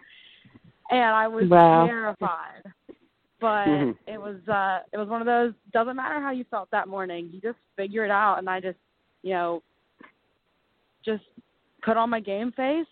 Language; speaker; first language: English; native; English